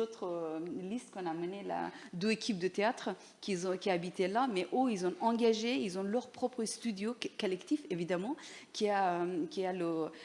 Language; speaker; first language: French; non-native, learner; Persian